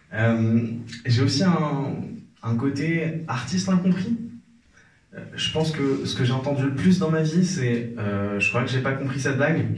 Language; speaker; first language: French; non-native, local second language; Arabic